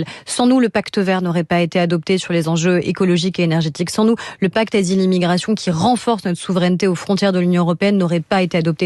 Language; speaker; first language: French; native; French